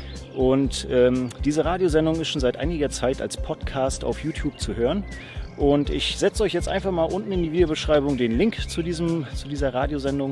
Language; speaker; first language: German; native; German